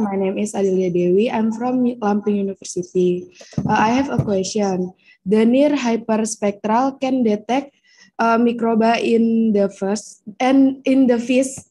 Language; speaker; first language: English; non-native, learner; Indonesian